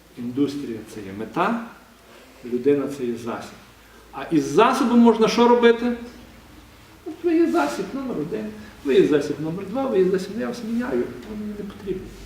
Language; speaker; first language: Ukrainian; native; Ukrainian